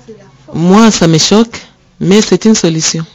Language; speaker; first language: French; non-native, learner; Rundi